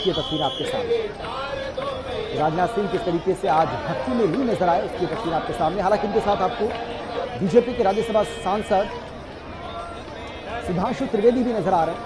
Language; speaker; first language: Hindi; native; Hindi